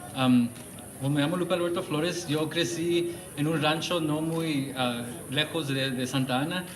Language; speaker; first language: Spanish; early bilingual, other home language; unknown